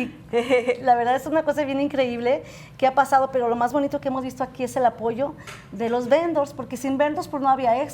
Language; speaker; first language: Spanish; native; Spanish